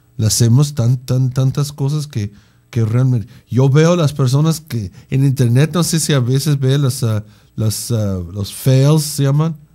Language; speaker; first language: Spanish; non-native, fluent; English